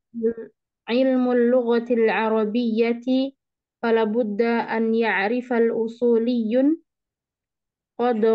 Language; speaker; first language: Arabic; non-native, learner; Indonesian